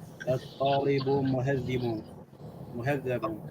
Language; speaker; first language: Arabic; non-native, learner; English